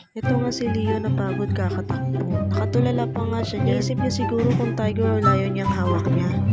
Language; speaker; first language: Filipino; native; Filipino